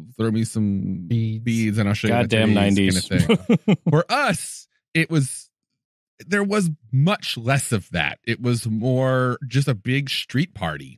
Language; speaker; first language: English; native; English